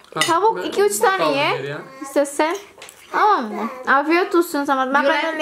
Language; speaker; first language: Turkish; non-native, learner; Indonesian